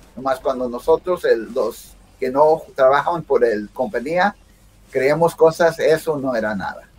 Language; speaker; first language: Spanish; early bilingual, heritage; Spanish